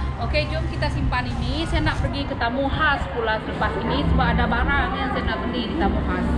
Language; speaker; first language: Malay; non-native, local second language; Iban